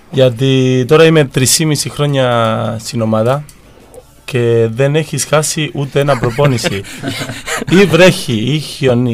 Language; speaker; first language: Greek; non-native, learner; Spanish